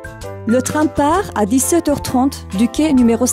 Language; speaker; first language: French; non-native, learner; Azerbaijani